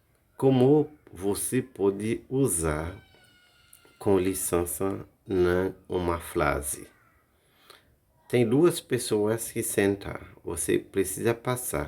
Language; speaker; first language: Portuguese; non-native, learner; Haitian Creole